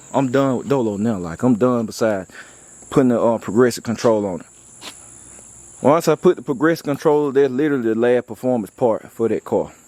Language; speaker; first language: English; native; English